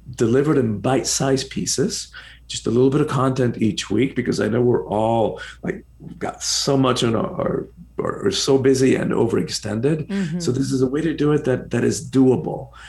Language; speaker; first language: English; early bilingual, other home language; Spanish